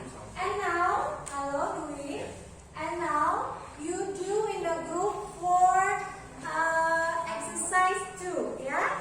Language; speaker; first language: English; non-native, fluent; Indonesian